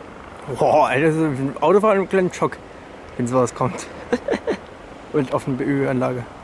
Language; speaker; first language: German; native; German